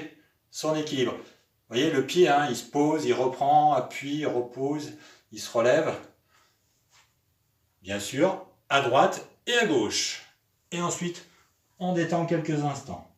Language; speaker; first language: French; native; French